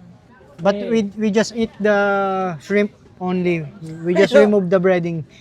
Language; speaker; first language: English; non-native, local second language; Filipino